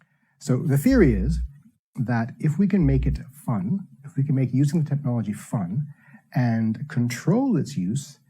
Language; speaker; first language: English; native; English